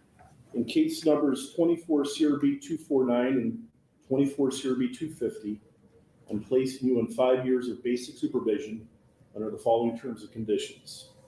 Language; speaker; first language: English; native; English